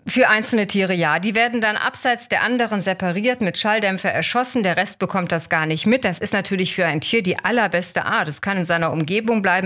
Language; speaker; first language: German; native; German